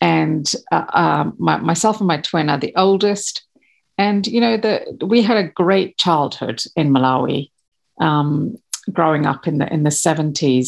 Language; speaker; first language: English; non-native, local second language; Kachhi